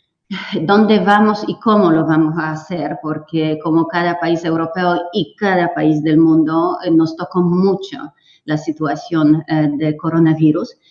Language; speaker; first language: Spanish; non-native, fluent; Polish